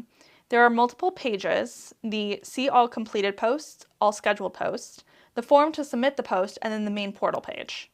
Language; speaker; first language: English; native; English